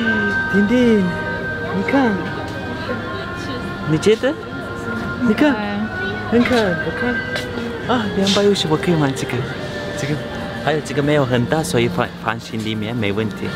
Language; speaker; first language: Chinese; non-native, learner; Turkish